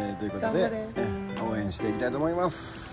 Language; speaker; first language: Japanese; native; Japanese